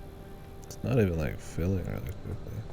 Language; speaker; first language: English; native; English